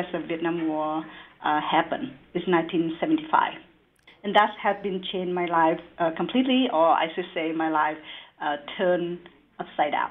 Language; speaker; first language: English; non-native, learner; Vietnamese